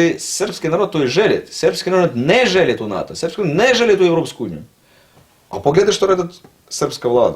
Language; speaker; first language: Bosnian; non-native, learner; Russian